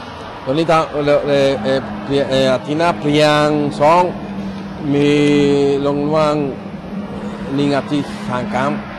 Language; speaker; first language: Thai; non-native, learner; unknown